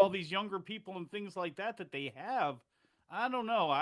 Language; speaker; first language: English; native; English